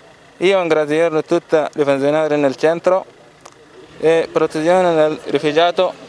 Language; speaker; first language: Italian; non-native, learner; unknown